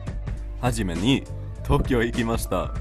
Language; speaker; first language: Japanese; non-native, learner; English